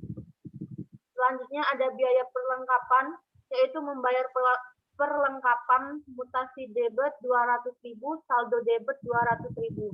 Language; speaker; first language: Indonesian; native; Indonesian